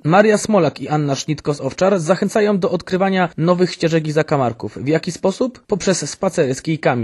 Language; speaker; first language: Polish; native; Polish